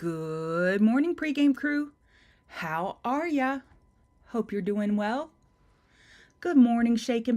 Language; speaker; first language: English; native; English